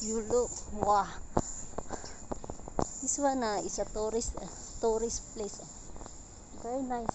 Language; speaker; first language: English; non-native, learner; Filipino